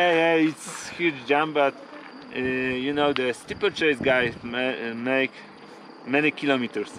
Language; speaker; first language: English; non-native, learner; Polish